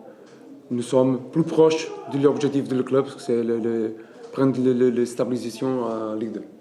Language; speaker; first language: French; non-native, learner; Portuguese